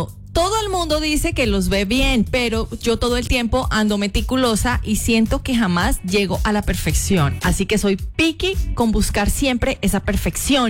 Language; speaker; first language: Spanish; native; Spanish